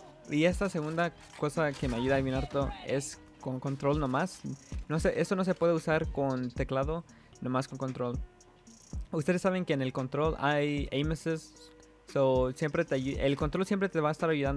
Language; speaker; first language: Spanish; early bilingual, heritage; Spanish